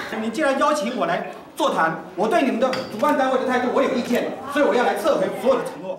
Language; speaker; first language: Chinese; native; Chinese